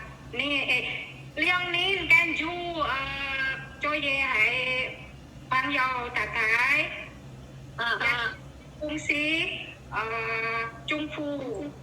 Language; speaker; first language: Cantonese; non-native, learner; Indonesian